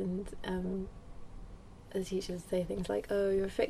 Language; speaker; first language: English; native; English